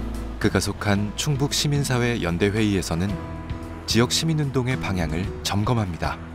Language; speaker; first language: Korean; native; Korean